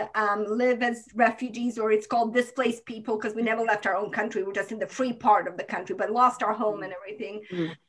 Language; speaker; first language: English; non-native, fluent; Croatian